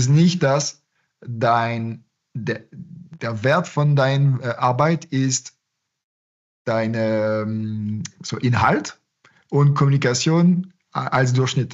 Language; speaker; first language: German; non-native, fluent; French